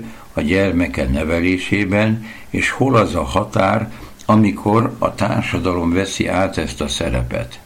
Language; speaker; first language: Hungarian; native; Hungarian